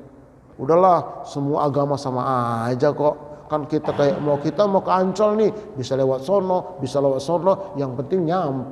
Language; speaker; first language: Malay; non-native, local second language; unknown